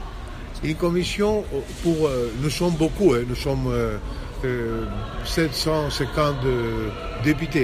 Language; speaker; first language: French; non-native, fluent; Greek